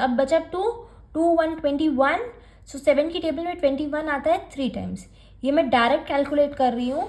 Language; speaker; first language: Hindi; native; Hindi